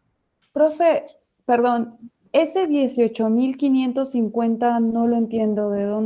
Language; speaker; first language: Spanish; native; Spanish